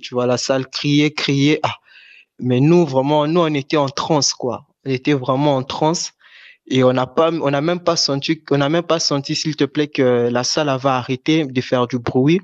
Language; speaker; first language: French; non-native, local second language; Lingala